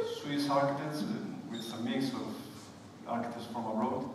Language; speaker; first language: English; non-native, fluent; Spanish